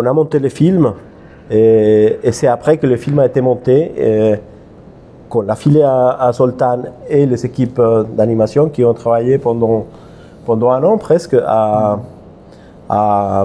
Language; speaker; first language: French; non-native, fluent; Spanish